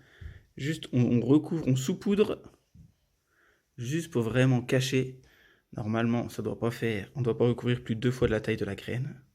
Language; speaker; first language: French; native; French